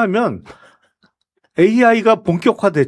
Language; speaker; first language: Korean; native; Korean